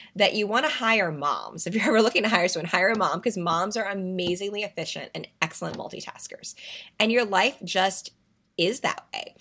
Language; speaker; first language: English; native; English